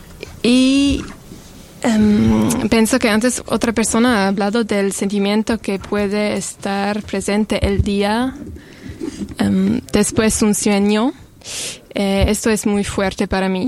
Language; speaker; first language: Spanish; non-native, learner; French